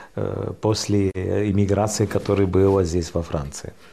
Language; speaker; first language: Russian; early bilingual, heritage; French